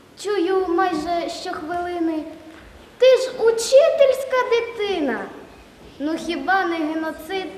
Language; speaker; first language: Ukrainian; native; Ukrainian